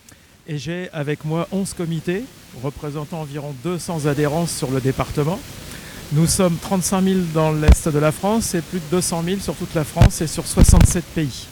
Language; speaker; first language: French; native; French